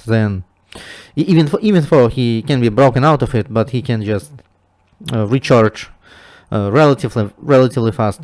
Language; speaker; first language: English; non-native, fluent; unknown